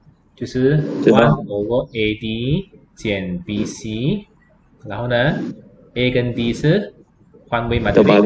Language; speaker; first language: Chinese; native; Chinese